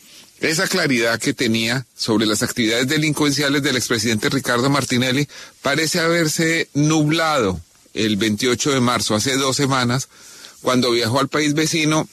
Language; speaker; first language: Spanish; native; Spanish